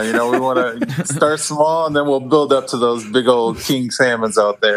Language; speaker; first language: English; native; English